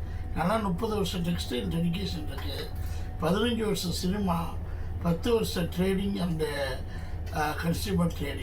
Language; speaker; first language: Tamil; native; Tamil